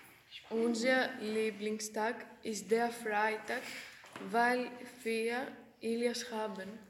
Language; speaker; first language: German; non-native, learner; Greek